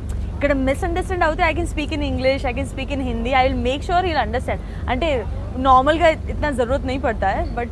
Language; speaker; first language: Telugu; non-native, local second language; Gujarati